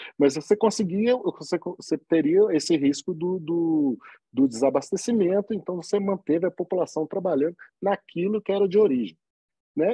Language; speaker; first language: Portuguese; native; Portuguese